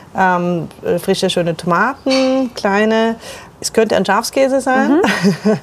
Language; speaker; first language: German; native; German